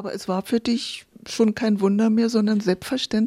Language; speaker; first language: German; native; German